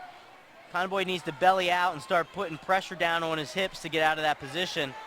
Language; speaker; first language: English; native; English